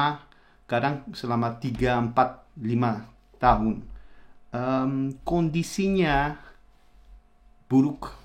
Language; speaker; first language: Indonesian; non-native, fluent; Dutch